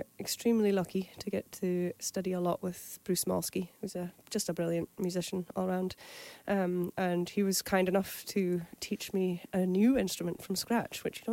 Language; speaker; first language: English; native; English